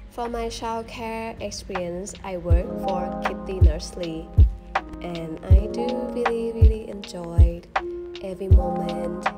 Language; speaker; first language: English; non-native, learner; Thai